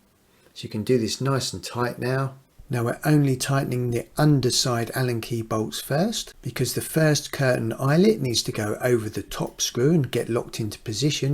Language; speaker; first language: English; native; English